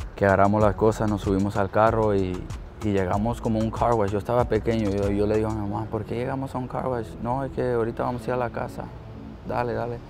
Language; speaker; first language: Spanish; early bilingual, heritage; Spanish